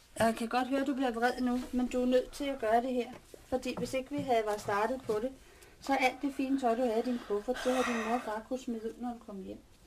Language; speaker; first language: Danish; native; Danish